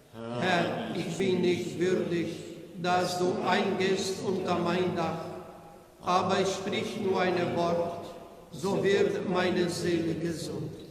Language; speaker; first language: German; non-native, learner; Portuguese